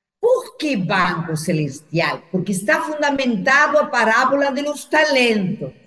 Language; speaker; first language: Portuguese; non-native, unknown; Spanish